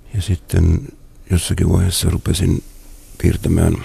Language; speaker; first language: Finnish; native; Finnish